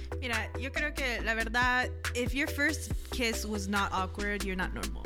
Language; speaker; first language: English; early bilingual, other home language; Spanish